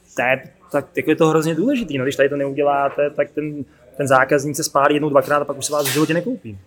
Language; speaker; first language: Czech; native; Czech